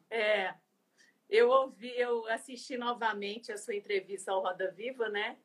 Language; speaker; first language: Portuguese; native; Portuguese